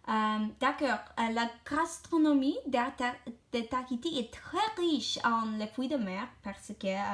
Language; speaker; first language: French; non-native, learner; English